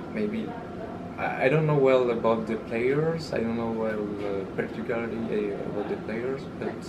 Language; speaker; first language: English; early bilingual, other home language; Malagasy